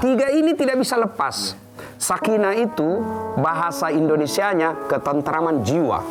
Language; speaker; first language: Indonesian; native; Indonesian